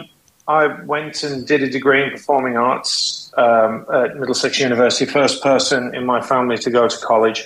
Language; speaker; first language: English; native; English